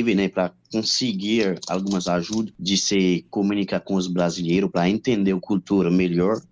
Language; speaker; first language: Portuguese; non-native, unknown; Haitian Creole